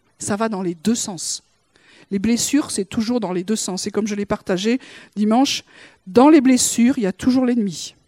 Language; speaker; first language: French; native; French